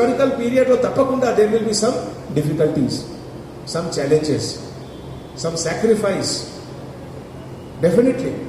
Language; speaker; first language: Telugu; non-native, fluent; Hindi